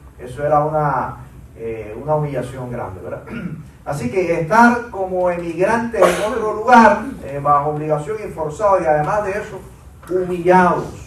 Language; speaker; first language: Spanish; native; Spanish